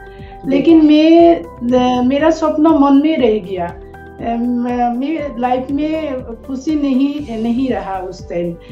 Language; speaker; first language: Hindi; non-native, local second language; Assamese